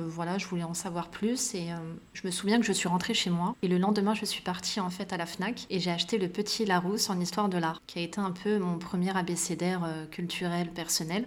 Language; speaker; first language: French; early bilingual, other home language; Arabic